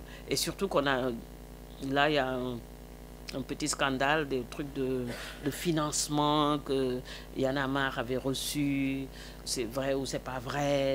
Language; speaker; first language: French; non-native, local second language; Wolof